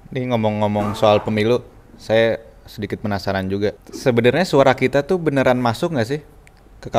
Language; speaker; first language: Indonesian; native; Indonesian